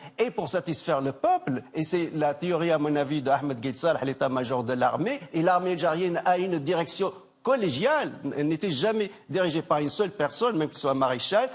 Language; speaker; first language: French; non-native, local second language; Arabic